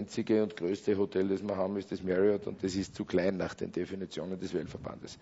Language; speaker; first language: German; native; German